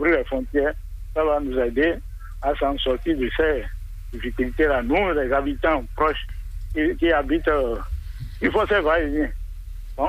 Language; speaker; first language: French; non-native, local second language; Fon